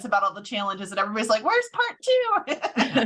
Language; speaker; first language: English; native; English